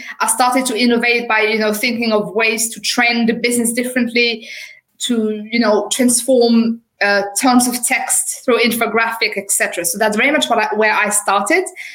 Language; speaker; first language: English; non-native, fluent; French